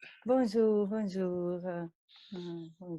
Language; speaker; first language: French; non-native, fluent; Portuguese